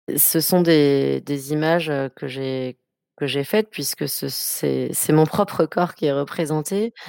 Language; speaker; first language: French; native; French